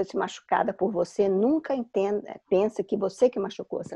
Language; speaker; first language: Portuguese; native; Portuguese